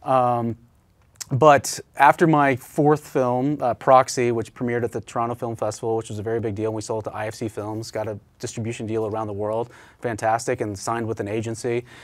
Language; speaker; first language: English; native; English